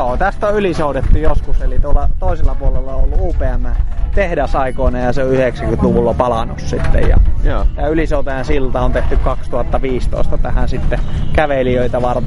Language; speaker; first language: Finnish; native; Finnish